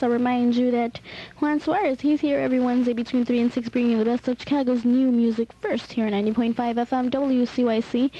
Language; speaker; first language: English; native; English